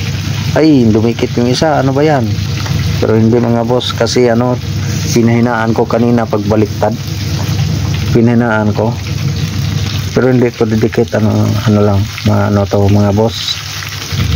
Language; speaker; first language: Filipino; non-native, local second language; Cebuano